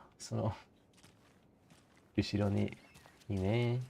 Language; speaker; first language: Japanese; non-native, learner; English